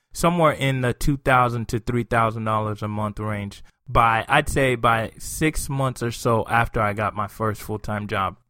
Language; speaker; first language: English; non-native, local second language; Yoruba